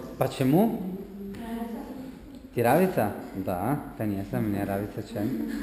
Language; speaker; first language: Russian; non-native, learner; Italian